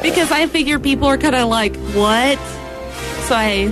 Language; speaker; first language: English; native; English